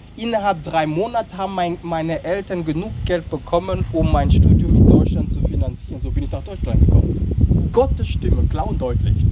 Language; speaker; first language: German; non-native, fluent; French